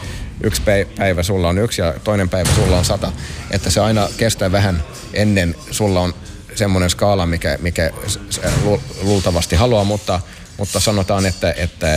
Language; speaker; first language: Finnish; non-native, local second language; Swedish